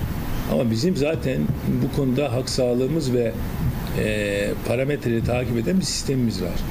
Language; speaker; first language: Turkish; native; Turkish